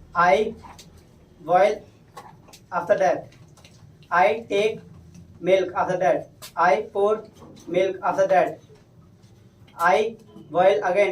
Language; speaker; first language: English; non-native, learner; Hindi